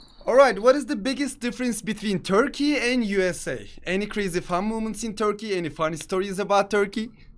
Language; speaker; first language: English; non-native, fluent; Turkish